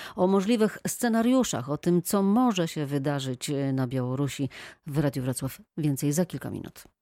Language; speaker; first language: Polish; native; Polish